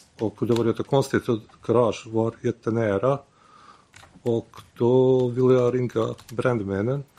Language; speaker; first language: Swedish; non-native, learner; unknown